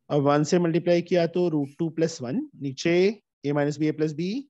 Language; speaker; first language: Hindi; native; Hindi